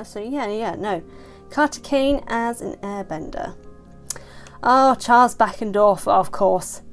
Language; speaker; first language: English; native; English